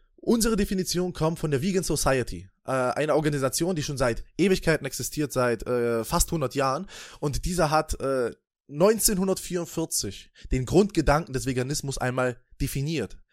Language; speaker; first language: German; native; German